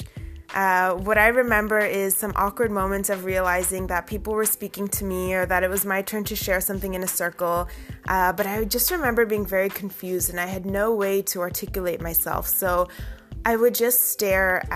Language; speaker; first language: English; early bilingual, other home language; Urdu